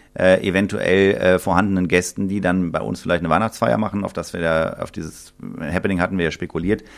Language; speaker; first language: German; native; German